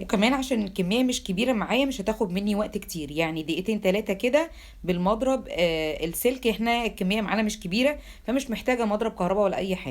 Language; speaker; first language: Arabic; native; Arabic